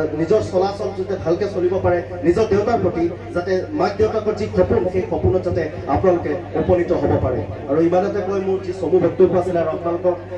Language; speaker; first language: Assamese; non-native, local second language; Sylheti